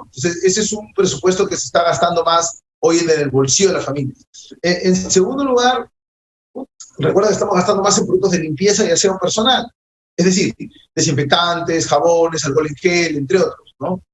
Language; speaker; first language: Spanish; native; Spanish